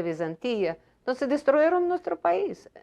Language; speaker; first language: Spanish; non-native, fluent; Russian